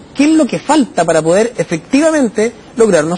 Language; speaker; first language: Spanish; native; Spanish